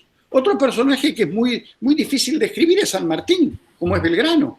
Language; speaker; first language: Spanish; native; Spanish